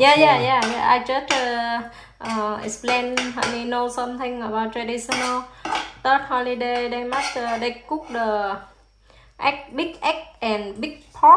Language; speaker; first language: English; non-native, learner; Vietnamese